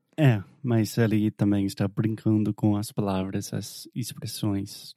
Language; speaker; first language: Portuguese; non-native, fluent; English